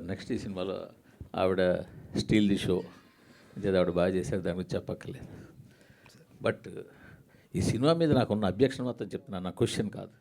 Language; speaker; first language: Telugu; native; Telugu